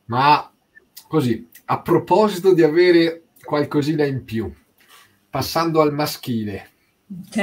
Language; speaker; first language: Italian; native; Italian